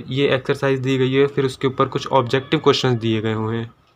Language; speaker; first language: Hindi; native; Hindi